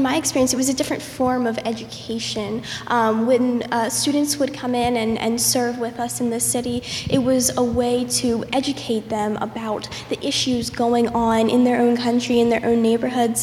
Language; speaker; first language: English; native; English